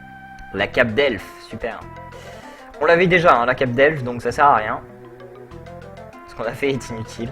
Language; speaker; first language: French; native; French